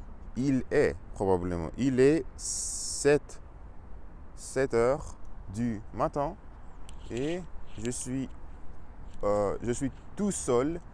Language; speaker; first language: French; non-native, learner; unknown